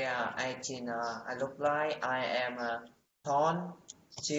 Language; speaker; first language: English; non-native, learner; Vietnamese